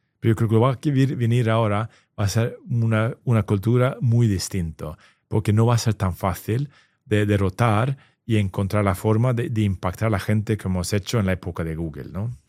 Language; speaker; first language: Spanish; non-native, fluent; Swedish